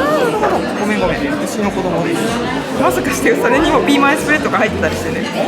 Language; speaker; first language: Japanese; native; Japanese